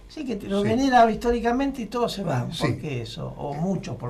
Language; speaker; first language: Spanish; native; Spanish